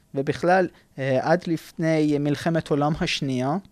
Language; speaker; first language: Hebrew; non-native, fluent; Persian